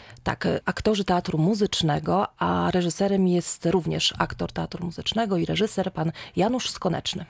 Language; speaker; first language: Polish; native; Polish